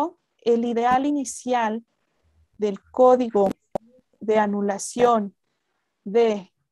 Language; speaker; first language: Spanish; native; Spanish